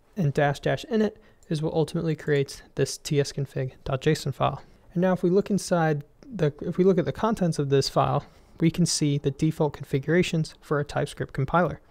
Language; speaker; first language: English; native; English